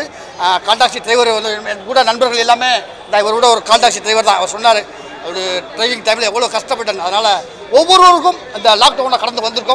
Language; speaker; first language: Tamil; native; Tamil